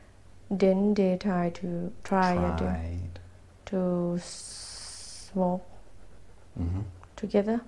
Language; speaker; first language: English; non-native, learner; Thai